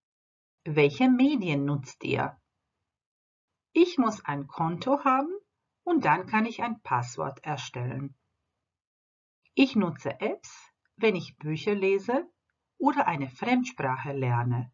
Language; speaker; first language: German; non-native, fluent; Croatian